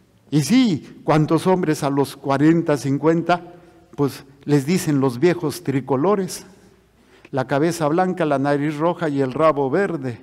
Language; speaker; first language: Spanish; native; Spanish